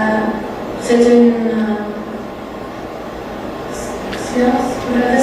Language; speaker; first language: French; non-native, fluent; German